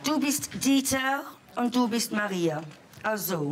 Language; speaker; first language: German; non-native, fluent; English